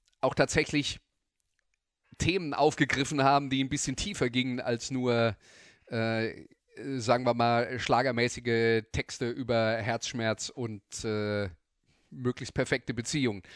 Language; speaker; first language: German; native; German